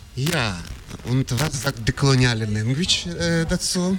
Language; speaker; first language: German; non-native, fluent; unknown